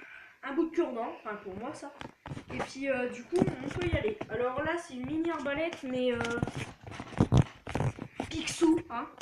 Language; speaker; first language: French; native; French